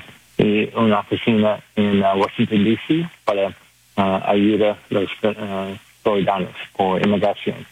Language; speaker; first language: Spanish; non-native, learner; English